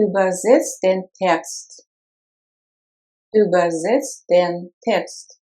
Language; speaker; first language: German; non-native, fluent; Russian